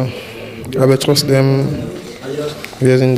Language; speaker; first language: German; non-native, fluent; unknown